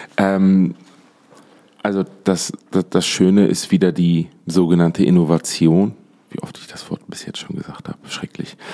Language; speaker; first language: German; native; German